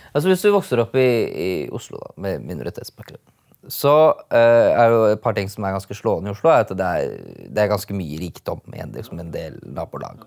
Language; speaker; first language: Norwegian; native; Norwegian